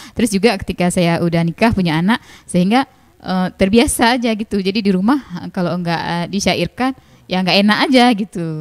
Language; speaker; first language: Indonesian; non-native, local second language; Achinese